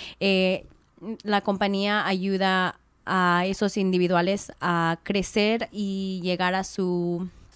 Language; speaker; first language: Spanish; early bilingual, heritage; Spanish